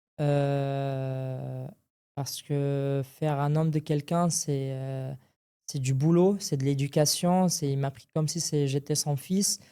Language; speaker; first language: French; non-native, fluent; Arabic